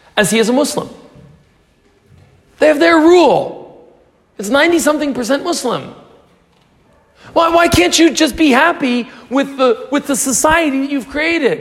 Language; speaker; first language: English; native; English